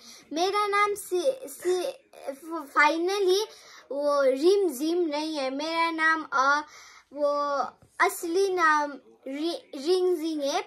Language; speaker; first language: Hindi; non-native, local second language; Nepali